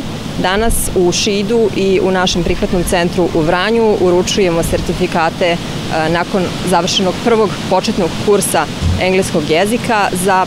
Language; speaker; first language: Serbian; native; Serbian